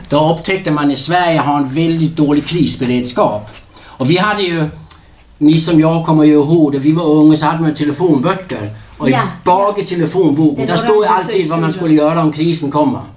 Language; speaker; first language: Swedish; non-native, fluent; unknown